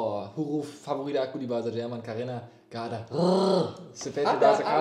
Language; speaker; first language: Indonesian; non-native, learner; German